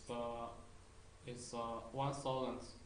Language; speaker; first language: English; non-native, learner; Chinese